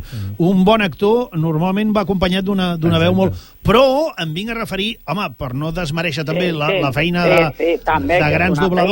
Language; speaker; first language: Catalan; native; Catalan